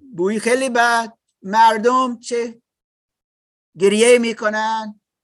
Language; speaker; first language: Persian; non-native, learner; German